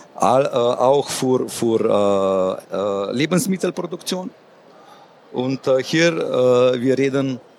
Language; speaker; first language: German; non-native, learner; Slovenian